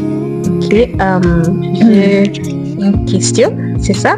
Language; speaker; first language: French; non-native, learner; English